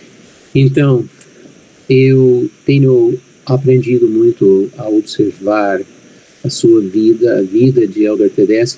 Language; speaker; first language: Portuguese; non-native, fluent; English